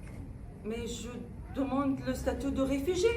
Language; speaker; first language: French; non-native, fluent; Arabic